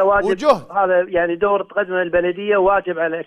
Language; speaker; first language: Arabic; native; Arabic